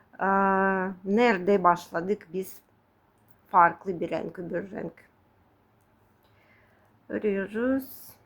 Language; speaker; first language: Turkish; non-native, fluent; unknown